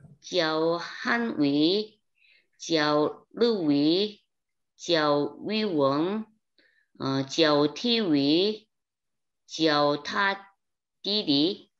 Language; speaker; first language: Chinese; non-native, learner; Korean